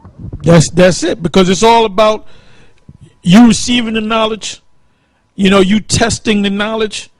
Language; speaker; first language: English; native; English